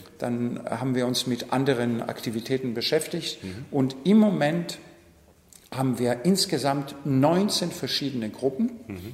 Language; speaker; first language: German; non-native, fluent; Greek